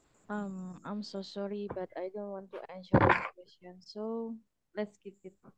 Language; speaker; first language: English; non-native, learner; Indonesian